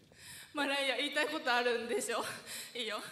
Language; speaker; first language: Japanese; non-native, learner; English